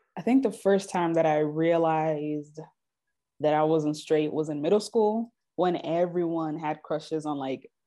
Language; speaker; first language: English; early bilingual, other home language; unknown